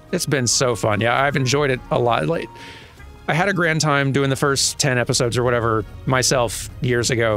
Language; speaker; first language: English; native; English